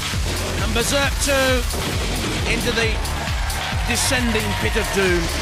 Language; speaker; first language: English; native; English